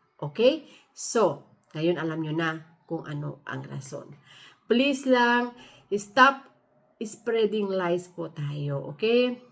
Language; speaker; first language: Filipino; native; Filipino